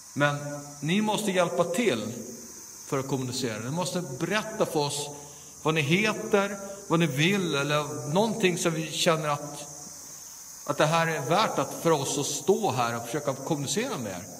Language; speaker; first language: Swedish; native; Swedish